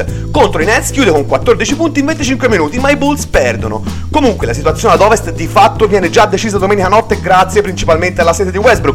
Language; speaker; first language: Italian; native; Italian